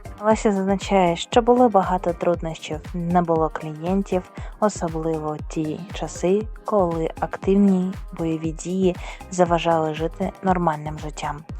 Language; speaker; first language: Ukrainian; native; Ukrainian